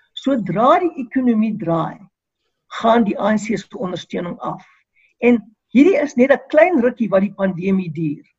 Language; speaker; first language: Afrikaans; non-native, local second language; English